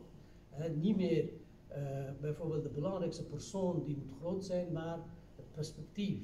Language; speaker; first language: Dutch; non-native, fluent; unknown